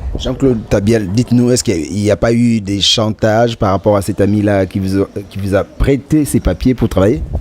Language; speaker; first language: French; non-native, local second language; Lingala